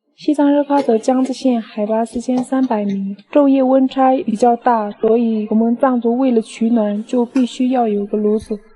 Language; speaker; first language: Chinese; non-native, local second language; Tibetan